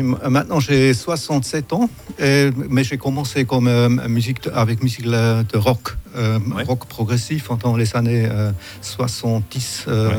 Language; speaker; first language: French; non-native, fluent; German